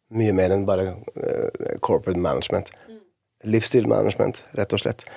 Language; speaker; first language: Norwegian; early bilingual, other home language; Spanish